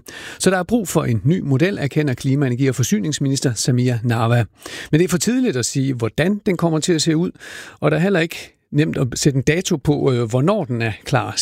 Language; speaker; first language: Danish; native; Danish